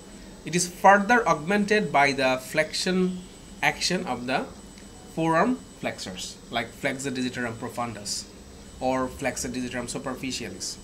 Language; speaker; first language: English; non-native, local second language; Bangla